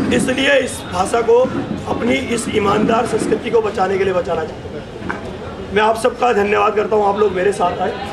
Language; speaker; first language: Hindi; non-native, local second language; Garhwali